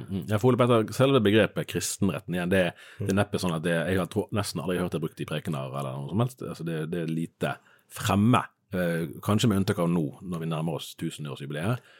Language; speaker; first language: Norwegian; native; Norwegian